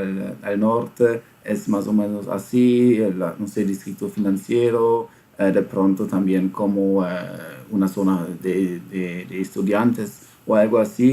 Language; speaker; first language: Spanish; non-native, fluent; German